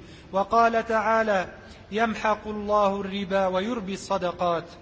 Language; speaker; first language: Arabic; native; Arabic